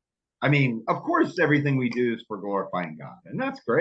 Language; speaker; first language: English; native; English